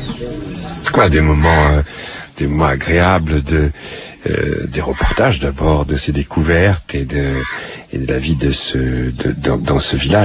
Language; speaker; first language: French; native; French